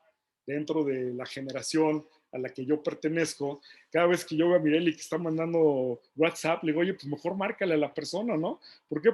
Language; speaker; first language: Spanish; native; Spanish